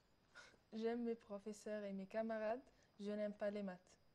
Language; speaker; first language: French; non-native, learner; Arabic